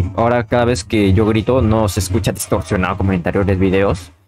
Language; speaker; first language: Spanish; native; Spanish